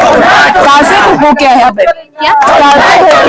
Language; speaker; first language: Hindi; non-native, local second language; Bangla